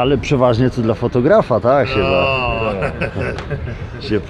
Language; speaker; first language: Polish; native; Polish